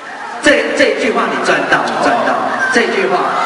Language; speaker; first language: Chinese; native; Chinese